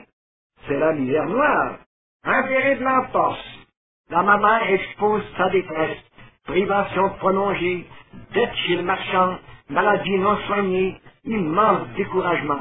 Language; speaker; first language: French; native; French